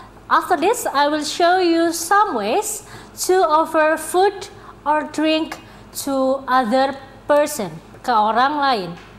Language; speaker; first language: English; non-native, fluent; Indonesian